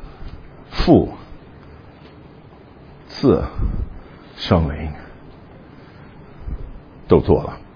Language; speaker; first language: Chinese; non-native, fluent; English